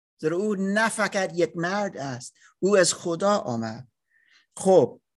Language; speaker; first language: Persian; non-native, learner; English